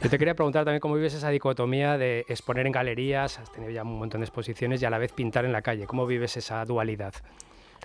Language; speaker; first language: Spanish; native; Spanish